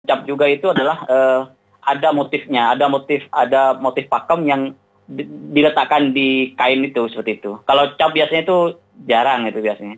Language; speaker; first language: Indonesian; non-native, local second language; Madurese